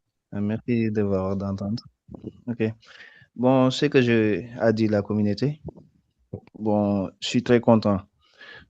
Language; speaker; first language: French; non-native, learner; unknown